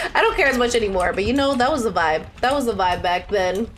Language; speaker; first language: English; native; English